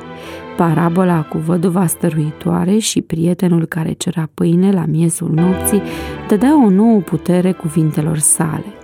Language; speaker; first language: Romanian; native; Romanian